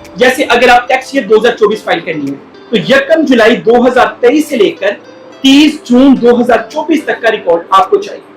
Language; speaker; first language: Urdu; non-native, local second language; Punjabi